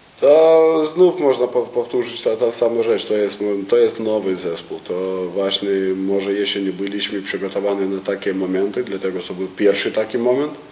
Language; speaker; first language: Polish; non-native, learner; Lithuanian